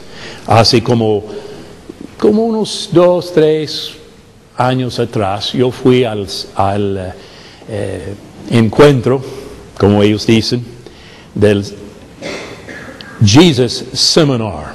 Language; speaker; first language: Spanish; non-native, fluent; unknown